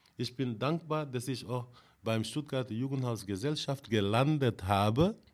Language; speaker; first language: German; non-native, fluent; Wolof